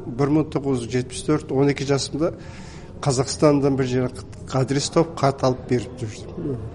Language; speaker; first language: Kazakh; early bilingual, heritage; Kazakh